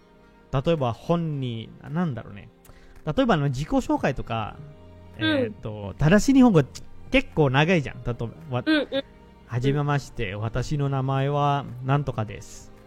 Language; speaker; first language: Japanese; non-native, fluent; Indonesian